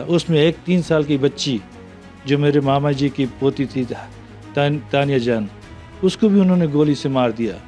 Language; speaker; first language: Hindi; non-native, fluent; Punjabi